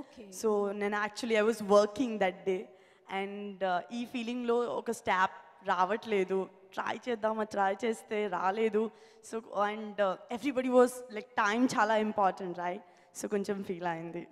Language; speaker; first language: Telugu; non-native, learner; Gujarati